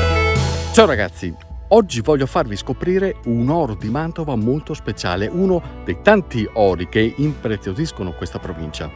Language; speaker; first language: Italian; native; Italian